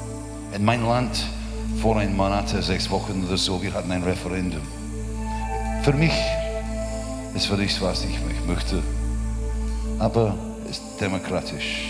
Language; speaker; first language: German; non-native, learner; English